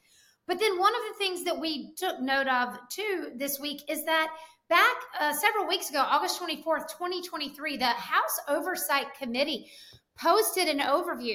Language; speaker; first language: English; native; English